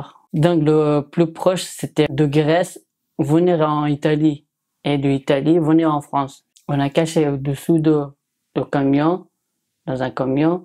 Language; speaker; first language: French; non-native, learner; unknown